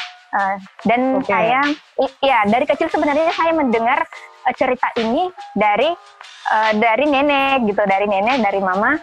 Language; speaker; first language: Indonesian; native; Indonesian